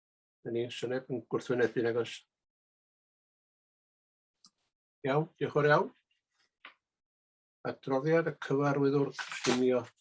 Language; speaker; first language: Welsh; native; Welsh